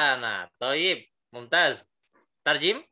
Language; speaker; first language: Arabic; non-native, fluent; Indonesian